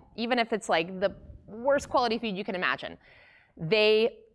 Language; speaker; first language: English; native; English